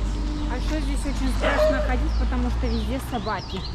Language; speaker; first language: Russian; native; Russian